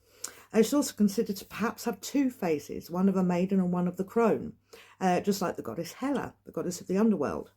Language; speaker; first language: English; native; English